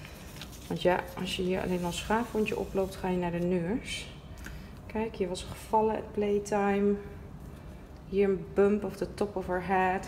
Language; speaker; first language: Dutch; native; Dutch